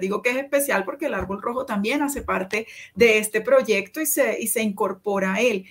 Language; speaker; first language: Spanish; native; Spanish